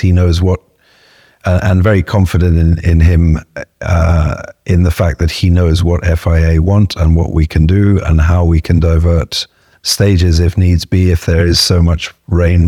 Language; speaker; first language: English; native; English